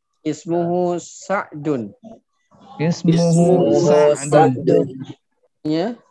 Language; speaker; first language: Arabic; non-native, learner; Indonesian